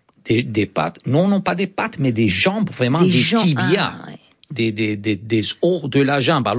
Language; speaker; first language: French; non-native, fluent; Romanian